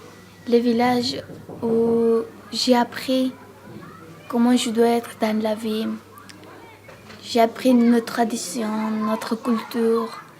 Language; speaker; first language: French; non-native, learner; Georgian